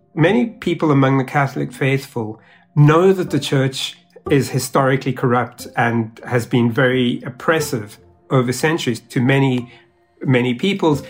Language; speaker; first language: English; native; English